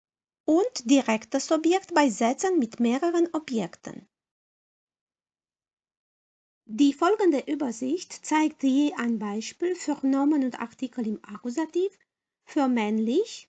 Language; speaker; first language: German; non-native, fluent; Romanian